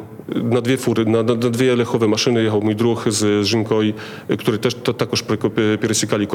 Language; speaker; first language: Polish; non-native, learner; Ukrainian